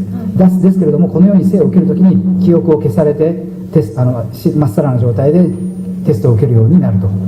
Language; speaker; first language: Japanese; native; Japanese